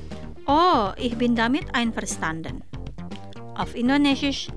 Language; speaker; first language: German; non-native, fluent; Indonesian